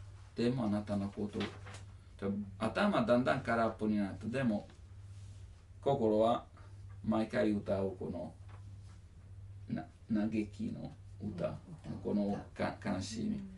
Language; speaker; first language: Japanese; non-native, learner; Italian